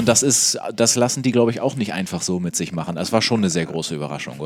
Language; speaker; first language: German; native; German